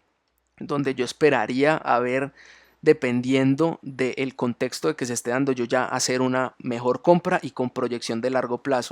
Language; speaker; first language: Spanish; native; Spanish